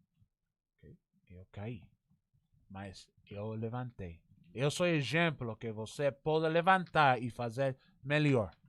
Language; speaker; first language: Portuguese; non-native, learner; English